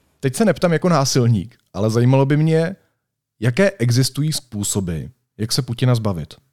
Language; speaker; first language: Czech; native; Czech